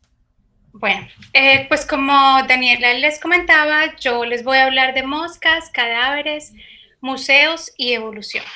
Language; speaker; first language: Spanish; native; Spanish